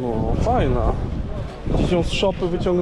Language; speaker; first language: Polish; native; Polish